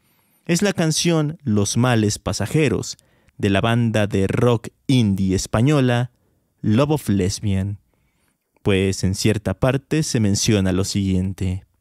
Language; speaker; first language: Spanish; native; Spanish